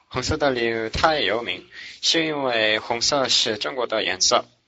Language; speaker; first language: Chinese; non-native, learner; English